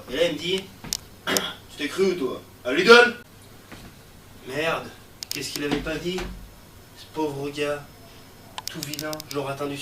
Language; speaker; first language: French; native; French